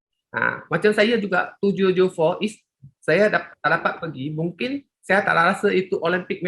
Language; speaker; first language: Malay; non-native, local second language; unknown